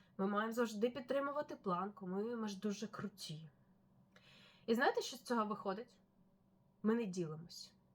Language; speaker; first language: Ukrainian; non-native, local second language; Russian